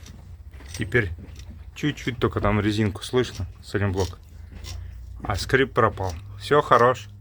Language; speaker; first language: Russian; native; Russian